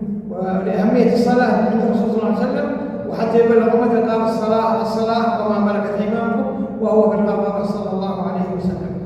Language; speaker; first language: Arabic; native; Arabic